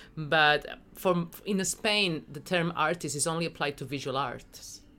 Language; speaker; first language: English; non-native, fluent; Spanish